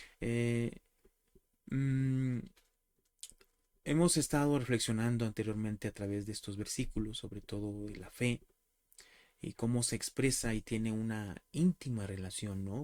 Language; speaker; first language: Spanish; native; Spanish